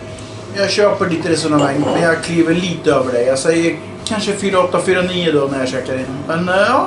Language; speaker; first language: Swedish; native; Swedish